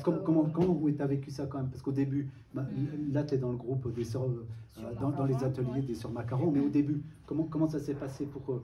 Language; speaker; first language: French; native; French